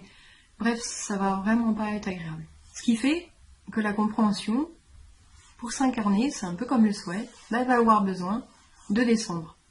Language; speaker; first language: French; native; French